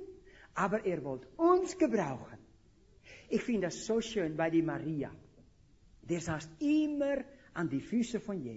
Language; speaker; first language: German; non-native, fluent; Dutch